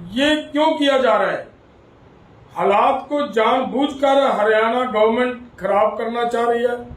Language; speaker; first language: Hindi; non-native, local second language; Punjabi